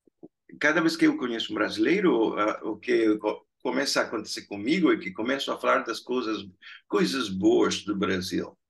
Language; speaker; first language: Portuguese; non-native, fluent; Spanish